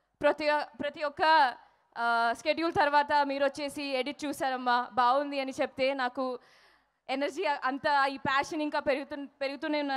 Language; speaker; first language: Telugu; non-native, fluent; Malayalam